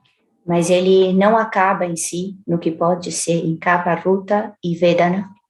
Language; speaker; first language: Portuguese; native; Portuguese